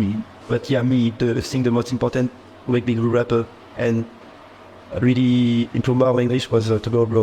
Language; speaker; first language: English; non-native, fluent; French